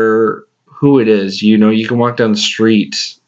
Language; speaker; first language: English; native; English